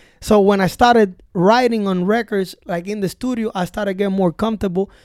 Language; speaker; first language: English; early bilingual, other home language; Spanish